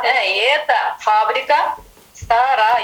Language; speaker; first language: Russian; non-native, learner; Kyrgyz